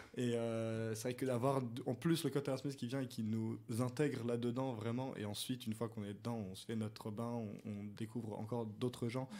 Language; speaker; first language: French; native; French